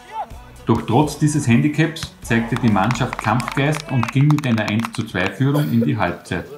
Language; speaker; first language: German; native; German